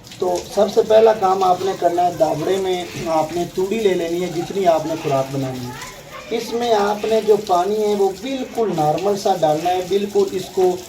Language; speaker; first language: Urdu; native; Urdu